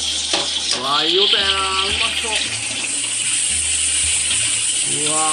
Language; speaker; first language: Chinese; non-native, fluent; Japanese